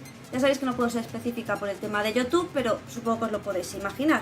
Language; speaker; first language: Spanish; native; Spanish